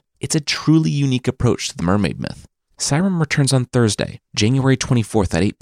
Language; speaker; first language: English; native; English